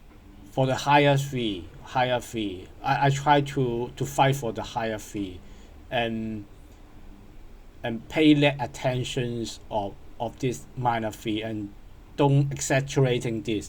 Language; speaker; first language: English; non-native, learner; Cantonese